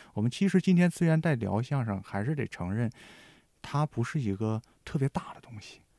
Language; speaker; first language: Chinese; native; Chinese